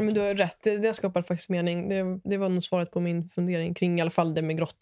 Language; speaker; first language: Swedish; native; Swedish